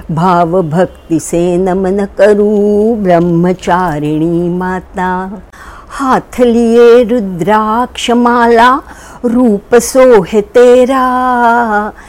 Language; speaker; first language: Hindi; non-native, local second language; Marathi